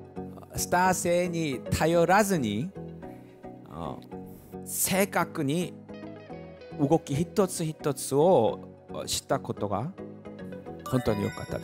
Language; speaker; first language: Japanese; non-native, learner; Korean